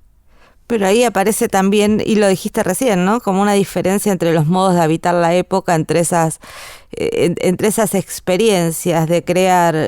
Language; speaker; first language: Spanish; native; Spanish